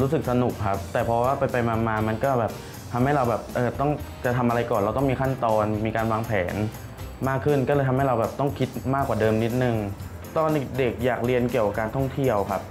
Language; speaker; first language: Thai; native; Thai